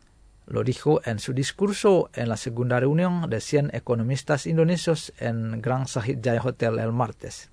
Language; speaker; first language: Spanish; non-native, fluent; Indonesian